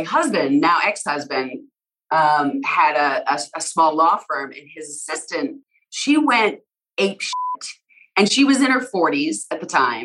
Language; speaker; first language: English; native; English